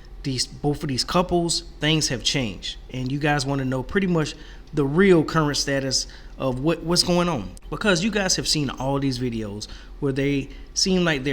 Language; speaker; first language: English; native; English